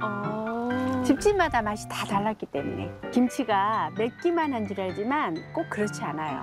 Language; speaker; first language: Korean; native; Korean